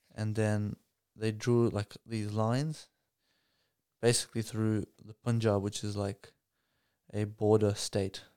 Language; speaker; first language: English; native; English